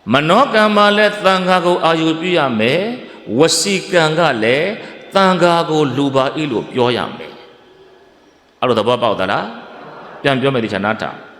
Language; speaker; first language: Burmese; native; Burmese